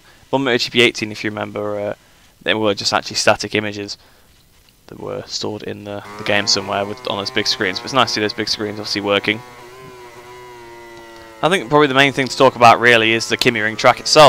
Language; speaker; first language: English; native; English